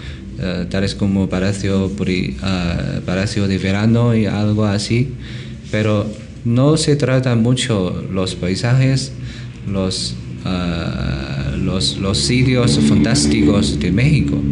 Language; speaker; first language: Spanish; non-native, learner; Chinese